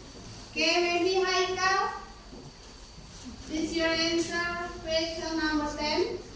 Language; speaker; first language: English; non-native, learner; Indonesian